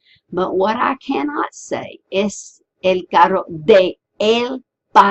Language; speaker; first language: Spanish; non-native, fluent; English